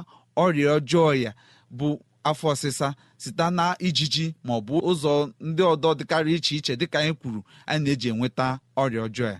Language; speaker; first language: Igbo; native; Igbo